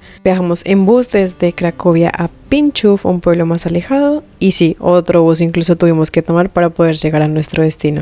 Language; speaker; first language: Spanish; native; Spanish